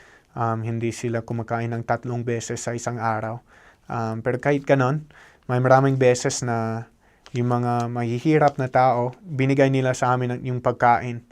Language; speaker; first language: Filipino; non-native, fluent; English